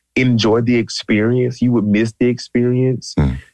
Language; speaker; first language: English; native; English